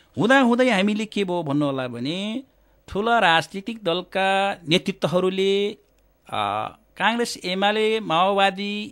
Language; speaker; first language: Nepali; non-native, local second language; Eastern Tamang